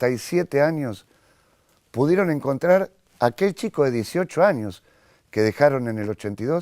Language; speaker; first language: Spanish; native; Spanish